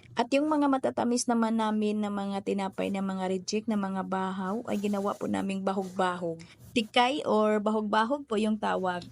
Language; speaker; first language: Filipino; non-native, local second language; Cebuano